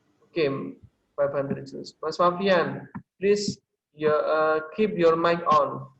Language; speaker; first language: English; non-native, learner; Indonesian